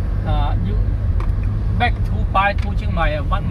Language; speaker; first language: English; non-native, learner; Thai